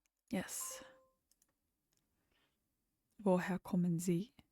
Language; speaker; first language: German; non-native, learner; English